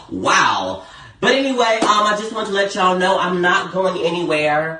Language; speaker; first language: English; native; English